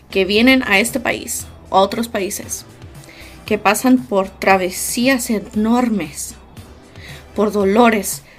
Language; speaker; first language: Spanish; early bilingual, heritage; Spanish